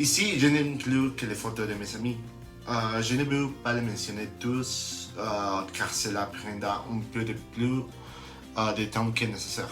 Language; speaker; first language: French; non-native, learner; Spanish